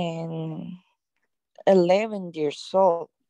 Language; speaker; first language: English; non-native, learner; Spanish